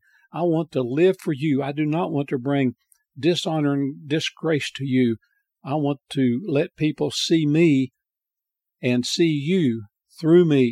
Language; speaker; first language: English; native; English